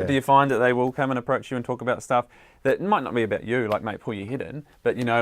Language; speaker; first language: English; native; English